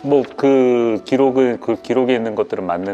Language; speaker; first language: Korean; native; Korean